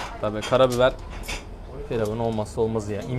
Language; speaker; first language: Turkish; native; Turkish